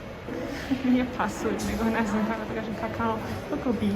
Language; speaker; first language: Serbian; native; Serbian